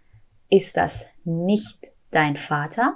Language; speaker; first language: German; non-native, fluent; Persian